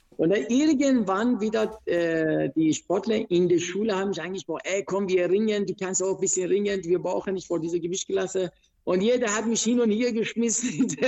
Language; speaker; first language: German; non-native, fluent; Persian